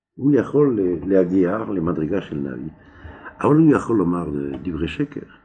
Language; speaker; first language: Hebrew; non-native, fluent; French